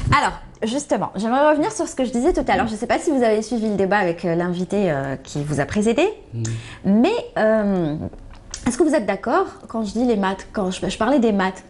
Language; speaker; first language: French; non-native, local second language; Arabic